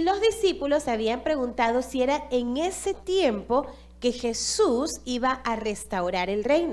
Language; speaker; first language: Spanish; non-native, fluent; English